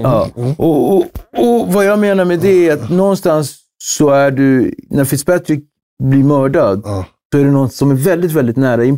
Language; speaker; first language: Swedish; native; Swedish